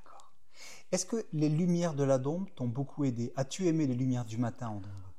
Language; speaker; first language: French; native; French